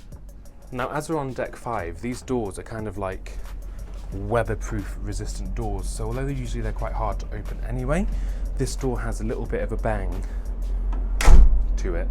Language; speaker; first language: English; native; English